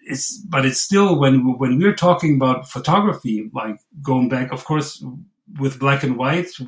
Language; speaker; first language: English; non-native, fluent; German